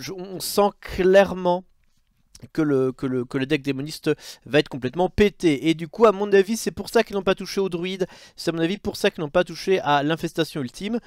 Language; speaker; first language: French; native; French